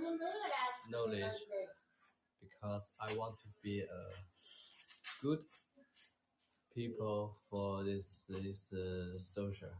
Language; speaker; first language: English; non-native, learner; Chinese